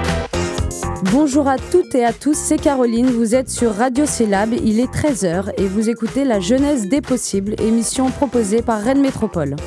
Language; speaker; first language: French; native; French